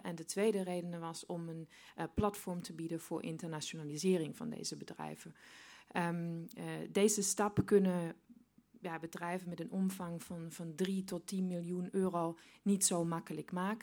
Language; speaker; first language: Dutch; non-native, fluent; German